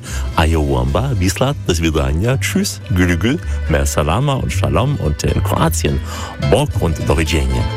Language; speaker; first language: German; native; German